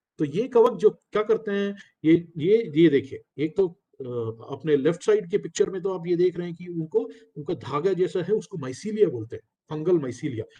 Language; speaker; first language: Hindi; non-native, local second language; Telugu